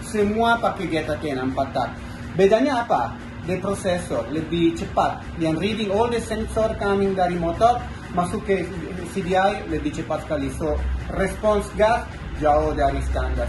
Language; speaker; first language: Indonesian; non-native, learner; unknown